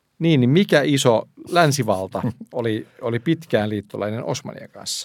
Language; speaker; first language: Finnish; native; Finnish